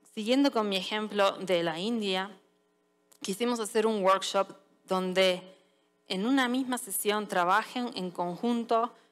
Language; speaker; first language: Spanish; native; Spanish